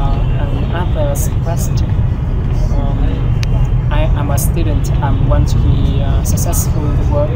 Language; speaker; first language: English; non-native, learner; Vietnamese